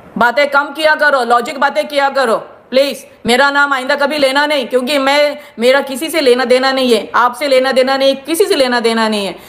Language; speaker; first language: Hindi; non-native, local second language; Gujarati